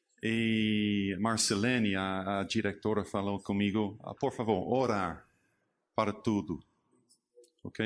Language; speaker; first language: Portuguese; non-native, learner; English